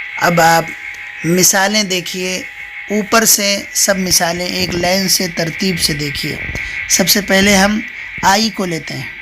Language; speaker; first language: Urdu; native; Urdu